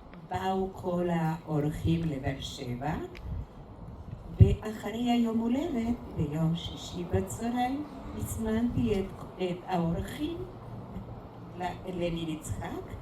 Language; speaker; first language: Hebrew; non-native, fluent; Spanish